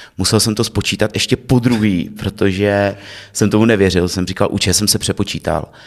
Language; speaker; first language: Czech; native; Czech